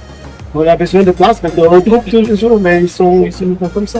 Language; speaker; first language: French; non-native, learner; German